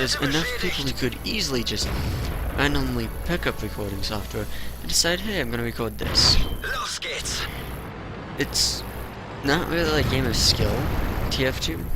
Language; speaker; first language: English; native; English